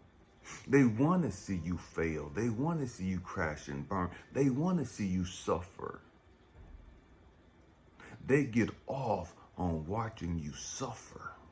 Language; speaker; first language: English; native; English